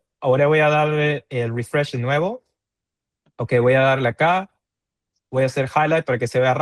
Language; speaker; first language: Spanish; native; Spanish